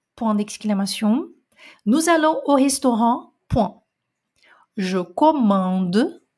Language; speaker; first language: French; non-native, fluent; Portuguese